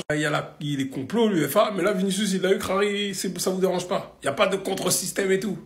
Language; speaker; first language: French; native; French